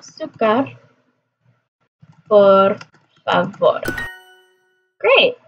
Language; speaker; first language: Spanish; non-native, learner; English